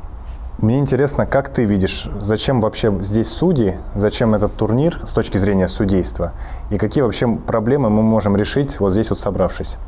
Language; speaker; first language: Russian; native; Russian